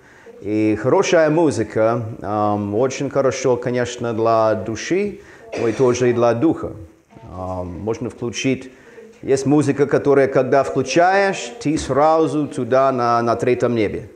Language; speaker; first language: Russian; non-native, fluent; English